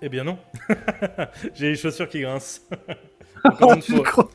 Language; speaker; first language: French; native; French